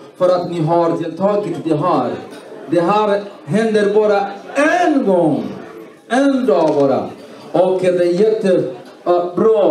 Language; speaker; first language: Swedish; non-native, fluent; Swahili